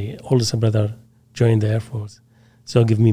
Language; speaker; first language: English; non-native, learner; Arabic